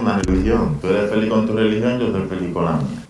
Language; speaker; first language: Spanish; native; Spanish